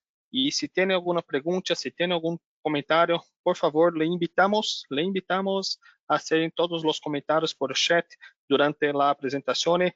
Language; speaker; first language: Spanish; non-native, learner; Portuguese